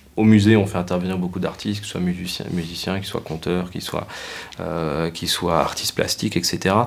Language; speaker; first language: French; native; French